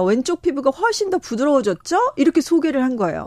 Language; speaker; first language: Korean; native; Korean